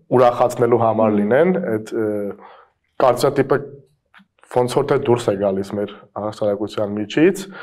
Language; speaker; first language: Armenian; native; Armenian